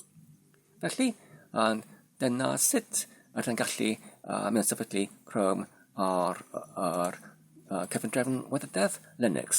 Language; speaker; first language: Welsh; non-native, learner; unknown